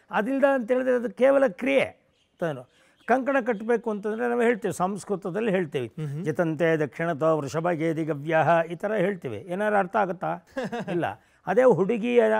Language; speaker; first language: Kannada; non-native, local second language; Tamil